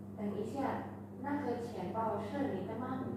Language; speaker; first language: Chinese; non-native, learner; Indonesian